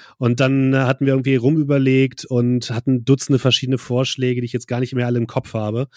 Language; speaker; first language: German; native; German